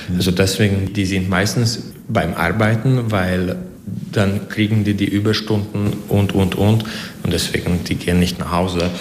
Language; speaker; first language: German; non-native, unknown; Hungarian